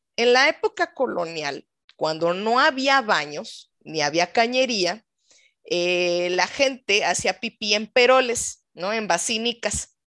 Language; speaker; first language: Spanish; native; Spanish